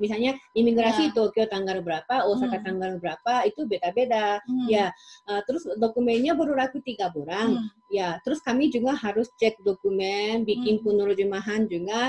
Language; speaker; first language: Indonesian; non-native, fluent; Japanese